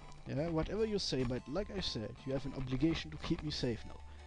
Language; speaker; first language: English; non-native, fluent; German